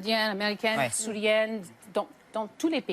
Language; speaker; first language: French; native; French